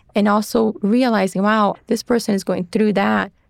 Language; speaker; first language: English; non-native, fluent; Portuguese